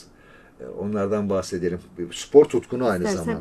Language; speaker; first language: Turkish; native; Turkish